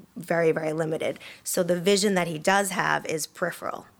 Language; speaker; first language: English; native; English